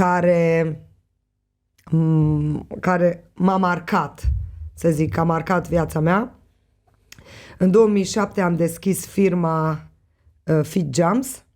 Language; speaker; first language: Romanian; non-native, local second language; Hungarian